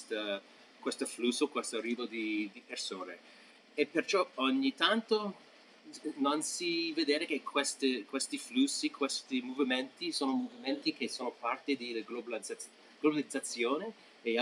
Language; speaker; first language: Italian; non-native, fluent; English